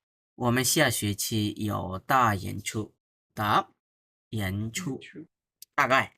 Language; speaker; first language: Chinese; non-native, fluent; Bangla